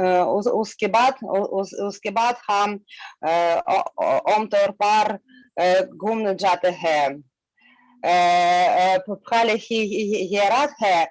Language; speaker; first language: Hindi; non-native, learner; Russian